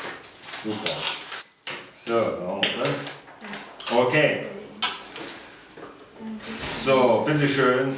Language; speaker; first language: German; native; German